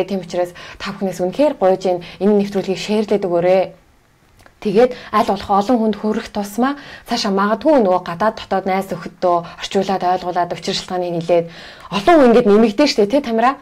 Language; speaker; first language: Mongolian; native; Mongolian